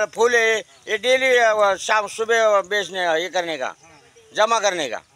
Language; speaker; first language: Hindi; non-native, local second language; Marathi